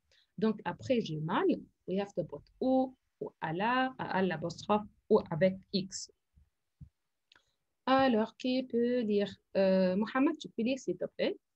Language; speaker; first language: French; non-native, fluent; Arabic